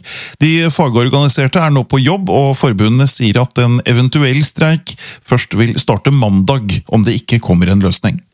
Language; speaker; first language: Norwegian; native; Norwegian